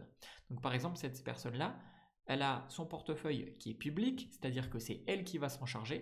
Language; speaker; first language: French; native; French